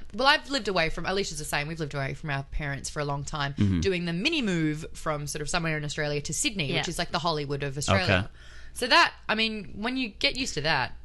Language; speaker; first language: English; native; English